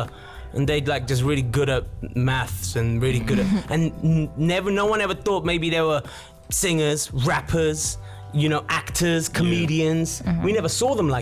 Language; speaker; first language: English; native; English